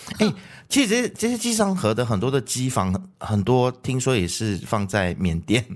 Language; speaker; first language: Chinese; native; Chinese